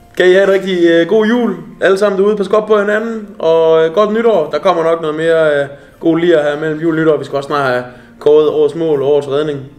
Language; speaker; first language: Danish; native; Danish